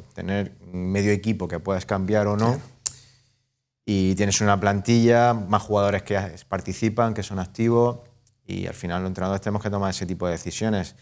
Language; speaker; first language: Spanish; native; Spanish